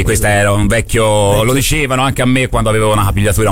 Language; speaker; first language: Italian; native; Italian